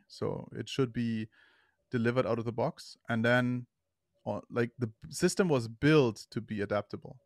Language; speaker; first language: English; non-native, fluent; German